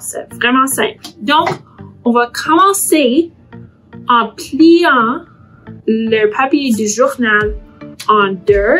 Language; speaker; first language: French; non-native, fluent; English